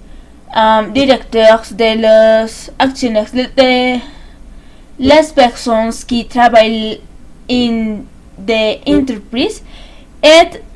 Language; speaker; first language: French; non-native, learner; Spanish